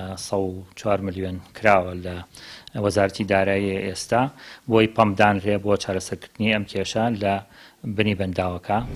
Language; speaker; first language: Central Kurdish; native; Central Kurdish